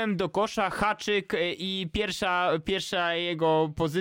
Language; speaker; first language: Polish; native; Polish